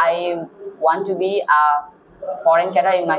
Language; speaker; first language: English; non-native, learner; Bangla